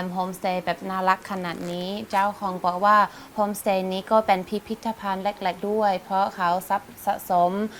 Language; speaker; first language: Thai; non-native, fluent; English